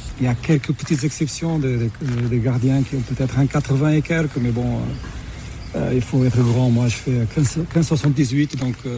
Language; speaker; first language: French; non-native, fluent; Portuguese